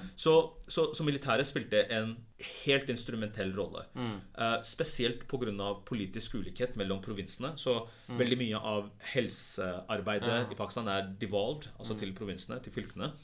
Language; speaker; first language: Norwegian; early bilingual, other home language; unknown